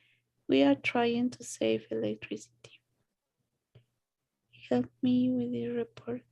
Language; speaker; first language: English; non-native, learner; Spanish